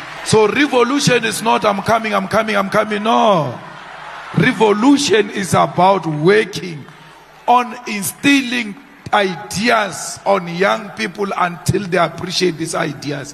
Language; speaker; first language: English; non-native, local second language; Northern Sotho